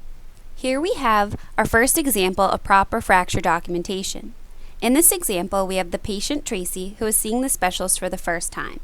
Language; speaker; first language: English; native; English